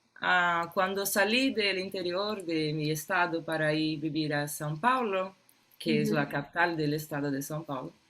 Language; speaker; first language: Spanish; non-native, fluent; Portuguese